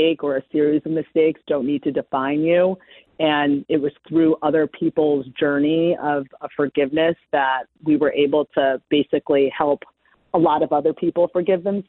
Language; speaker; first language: English; native; English